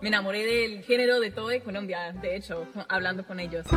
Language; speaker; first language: Spanish; non-native, fluent; English